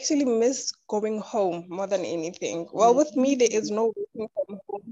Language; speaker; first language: English; non-native, local second language; Tswana